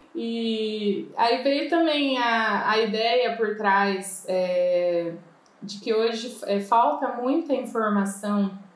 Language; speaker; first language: Portuguese; native; Portuguese